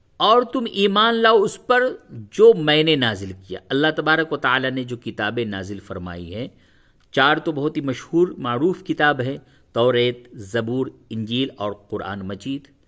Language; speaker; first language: Urdu; native; Urdu